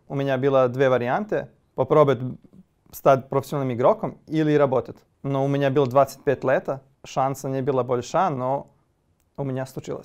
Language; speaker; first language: Russian; non-native, learner; Serbian